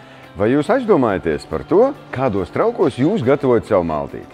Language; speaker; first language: Latvian; native; Latvian